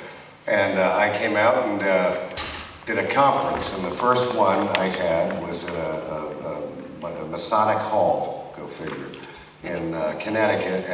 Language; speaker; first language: English; native; English